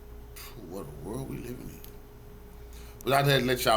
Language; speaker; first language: English; native; English